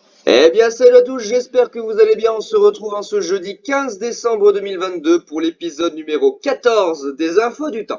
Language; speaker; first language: French; native; French